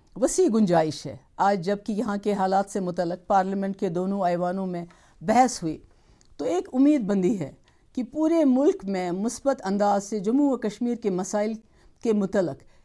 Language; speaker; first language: Hindi; non-native, local second language; Kashmiri